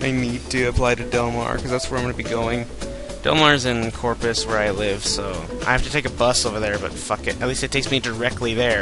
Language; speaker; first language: English; native; English